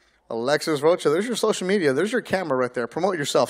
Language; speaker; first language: English; native; English